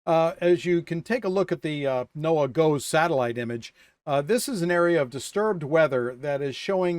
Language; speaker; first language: English; native; English